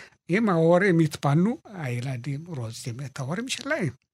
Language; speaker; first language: Hebrew; non-native, fluent; Amharic